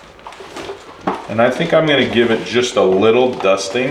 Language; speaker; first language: English; native; English